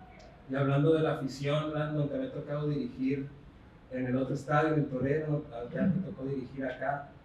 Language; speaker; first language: Spanish; native; Spanish